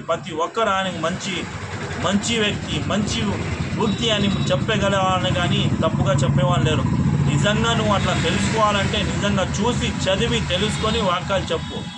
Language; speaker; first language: Telugu; non-native, local second language; Urdu